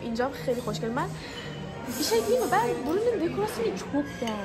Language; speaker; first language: Persian; native; Persian